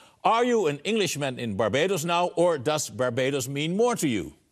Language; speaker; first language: English; non-native, fluent; Dutch